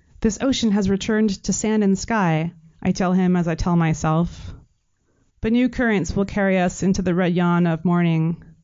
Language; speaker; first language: English; native; English